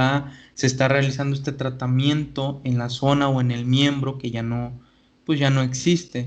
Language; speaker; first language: Spanish; native; Spanish